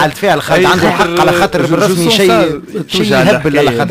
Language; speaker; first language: Arabic; native; Arabic